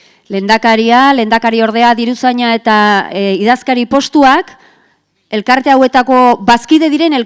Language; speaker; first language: Basque; native; Basque